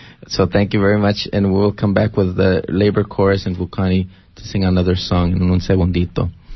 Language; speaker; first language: English; early bilingual, other home language; Spanish